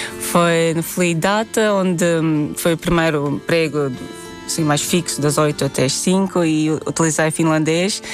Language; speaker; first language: Portuguese; non-native, fluent; Latvian